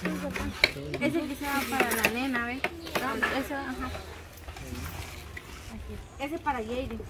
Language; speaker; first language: Spanish; native; Spanish